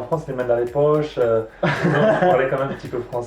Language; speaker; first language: French; native; French